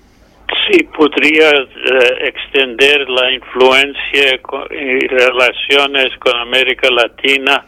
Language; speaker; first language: Spanish; non-native, fluent; English